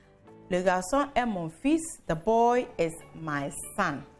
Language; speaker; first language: French; non-native, fluent; English